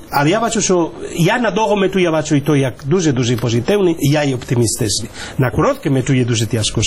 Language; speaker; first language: Ukrainian; non-native, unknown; Spanish